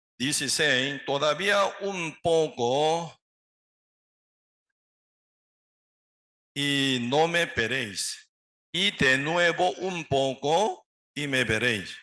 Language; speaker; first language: Spanish; non-native, learner; Korean